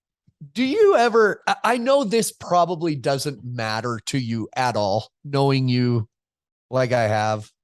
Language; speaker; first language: English; native; English